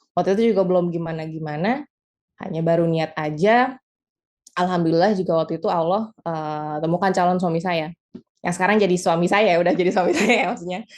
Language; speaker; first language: Indonesian; native; Indonesian